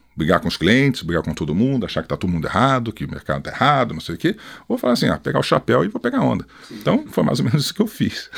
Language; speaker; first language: Portuguese; native; Portuguese